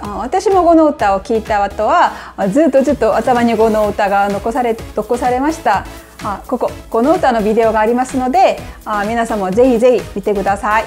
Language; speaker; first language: Japanese; non-native, fluent; Korean